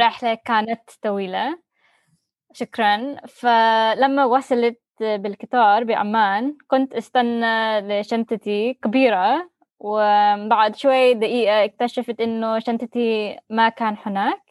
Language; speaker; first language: Arabic; non-native, learner; English